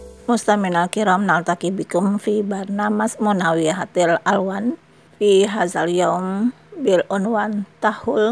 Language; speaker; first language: Arabic; non-native, fluent; Indonesian